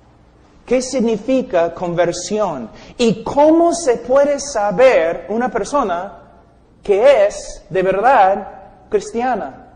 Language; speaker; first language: Spanish; non-native, fluent; English